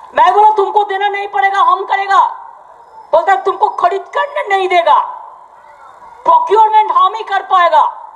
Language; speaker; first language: Hindi; non-native, local second language; Bangla